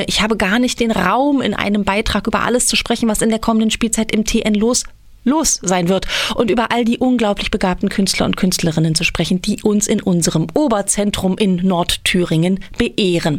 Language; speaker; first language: German; native; German